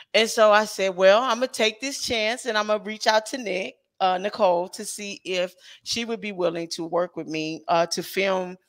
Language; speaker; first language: English; native; English